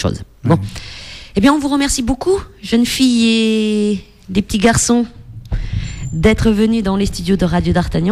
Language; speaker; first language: French; native; French